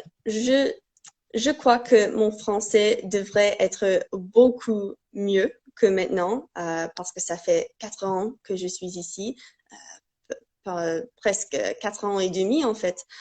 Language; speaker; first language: French; non-native, fluent; English